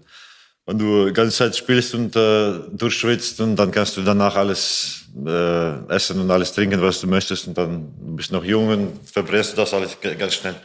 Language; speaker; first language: German; non-native, fluent; Latvian